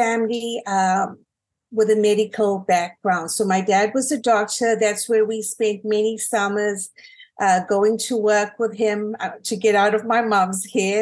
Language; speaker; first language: English; native; English